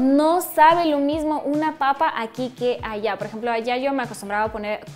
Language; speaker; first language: Spanish; non-native, fluent; Russian